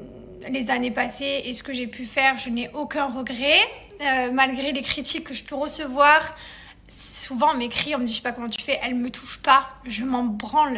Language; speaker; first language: French; native; French